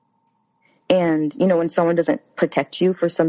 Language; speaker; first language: English; native; English